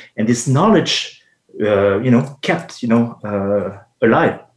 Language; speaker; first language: English; non-native, fluent; French